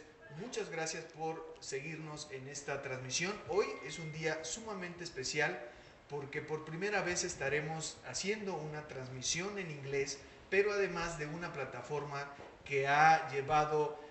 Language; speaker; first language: Spanish; native; Spanish